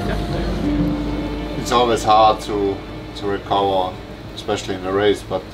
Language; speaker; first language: English; non-native, fluent; German